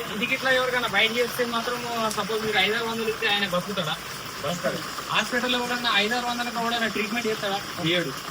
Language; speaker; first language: Telugu; non-native, local second language; Urdu